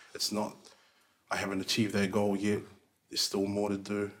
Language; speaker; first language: English; native; English